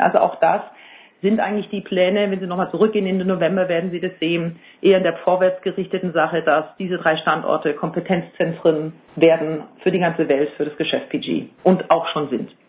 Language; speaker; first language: German; native; German